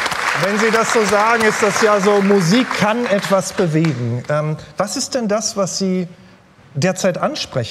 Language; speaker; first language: German; native; German